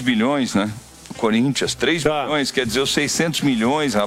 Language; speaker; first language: Portuguese; native; Portuguese